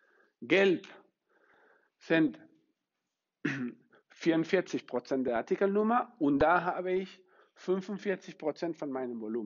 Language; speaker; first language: German; non-native, fluent; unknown